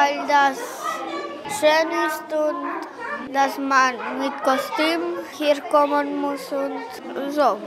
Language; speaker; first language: German; non-native, learner; Romanian